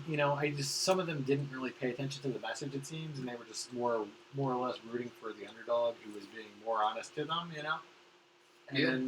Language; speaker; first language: English; native; English